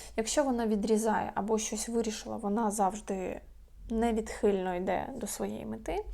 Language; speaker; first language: Ukrainian; non-native, local second language; Russian